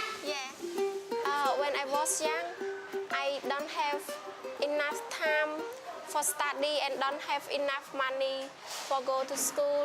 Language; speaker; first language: English; non-native, learner; Khmer